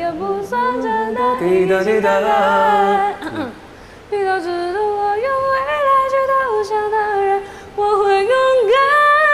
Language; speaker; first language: Chinese; native; Chinese